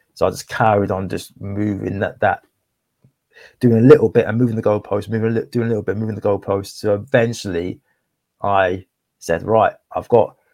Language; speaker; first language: English; native; English